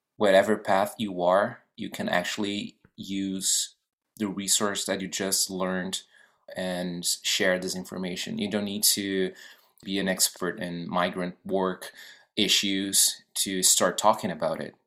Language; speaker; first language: English; non-native, fluent; Portuguese